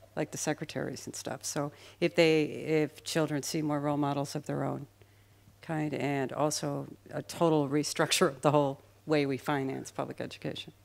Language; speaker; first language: English; native; English